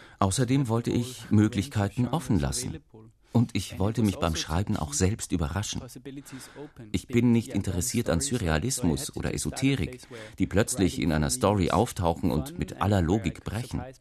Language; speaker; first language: German; native; German